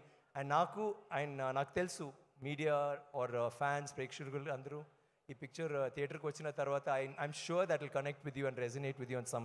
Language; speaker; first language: Telugu; non-native, learner; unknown